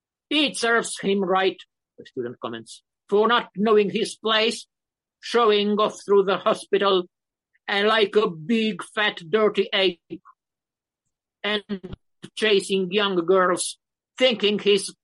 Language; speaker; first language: English; non-native, fluent; Romanian